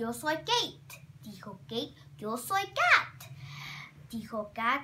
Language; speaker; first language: Spanish; non-native, learner; Vietnamese